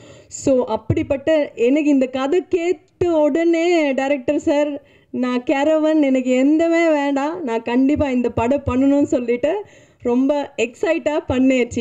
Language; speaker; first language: Tamil; non-native, fluent; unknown